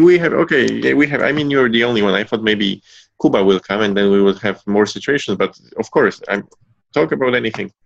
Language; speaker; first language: English; non-native, fluent; Polish